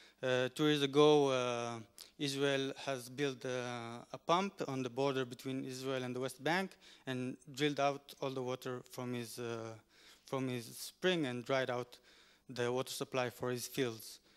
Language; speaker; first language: English; non-native, fluent; Hebrew